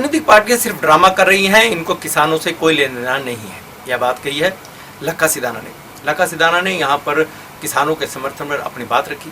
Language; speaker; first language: Hindi; native; Hindi